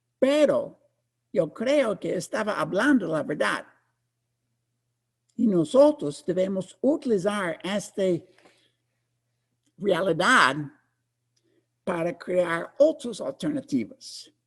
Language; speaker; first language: Spanish; non-native, fluent; English